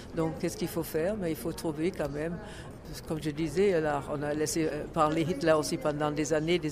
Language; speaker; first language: French; non-native, fluent; German